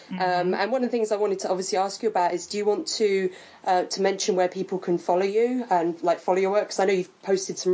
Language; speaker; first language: English; native; English